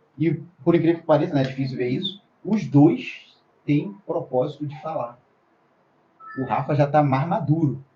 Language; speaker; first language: Portuguese; native; Portuguese